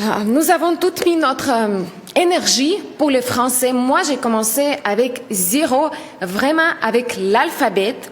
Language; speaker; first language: French; non-native, learner; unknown